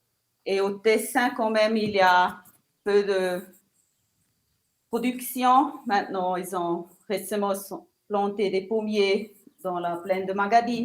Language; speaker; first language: French; non-native, local second language; Italian